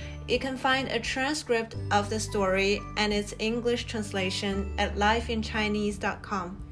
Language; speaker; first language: English; non-native, fluent; Chinese